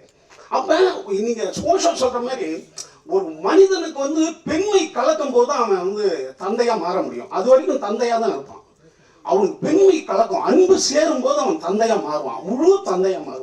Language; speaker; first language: Tamil; native; Tamil